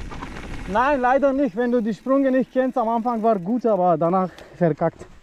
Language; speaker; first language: German; non-native, fluent; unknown